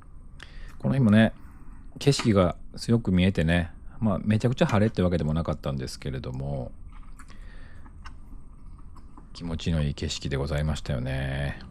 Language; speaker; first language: Japanese; native; Japanese